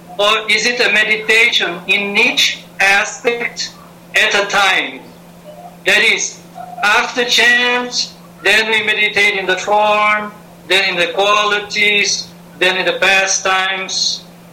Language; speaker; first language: English; non-native, fluent; Portuguese